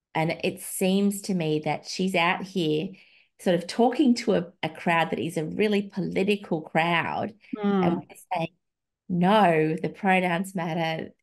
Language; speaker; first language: English; native; English